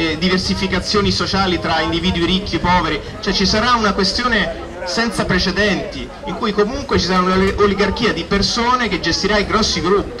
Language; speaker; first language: Italian; native; Italian